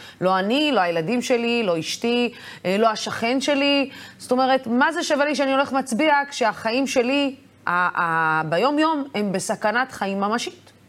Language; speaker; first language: Hebrew; non-native, local second language; Arabic